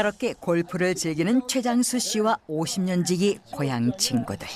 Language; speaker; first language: Korean; native; Korean